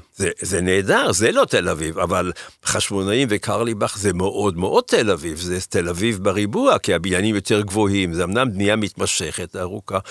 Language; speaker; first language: Hebrew; early bilingual, other home language; German